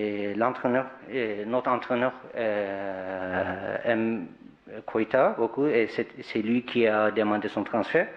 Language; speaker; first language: French; non-native, fluent; Turkish